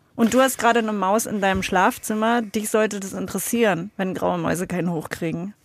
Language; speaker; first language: German; native; German